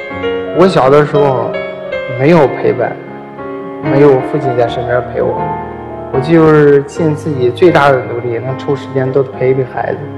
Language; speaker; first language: Chinese; native; Chinese